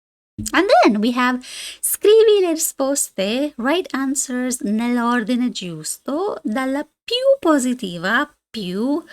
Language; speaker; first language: Italian; non-native, fluent; English